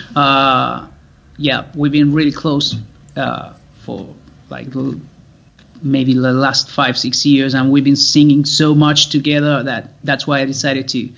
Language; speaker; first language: English; non-native, fluent; Spanish